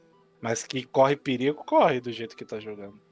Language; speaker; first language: Portuguese; native; Portuguese